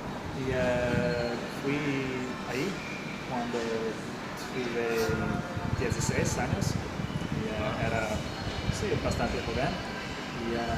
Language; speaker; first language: Spanish; non-native, learner; English